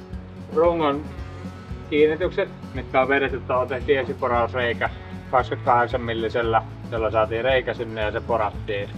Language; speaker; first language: Finnish; native; Finnish